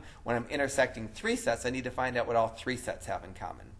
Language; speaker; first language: English; native; English